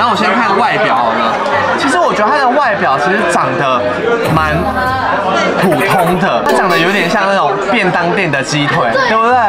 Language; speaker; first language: Chinese; native; Chinese